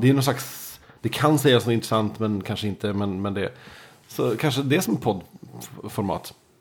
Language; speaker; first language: Swedish; native; Swedish